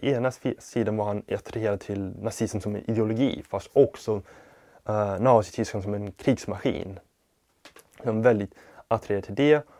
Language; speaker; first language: Swedish; non-native, fluent; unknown